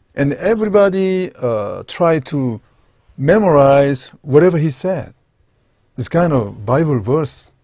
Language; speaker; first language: English; non-native, learner; Korean